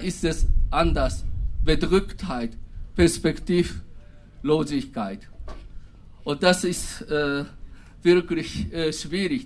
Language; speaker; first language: German; non-native, fluent; Japanese